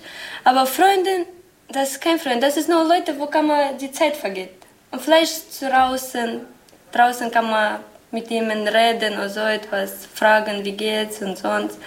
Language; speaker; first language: German; non-native, learner; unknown